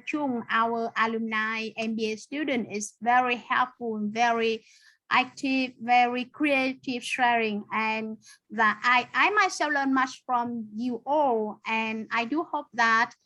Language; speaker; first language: English; non-native, fluent; Vietnamese